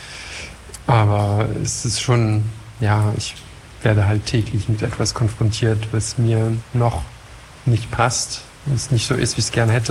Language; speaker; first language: German; non-native, fluent; French